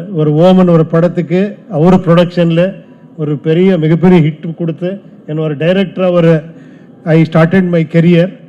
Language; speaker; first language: Tamil; non-native, learner; Kannada